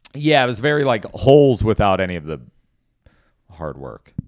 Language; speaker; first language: English; native; English